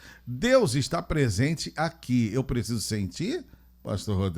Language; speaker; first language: Portuguese; native; Portuguese